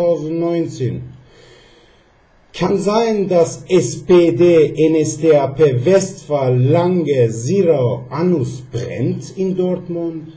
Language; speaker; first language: German; non-native, fluent; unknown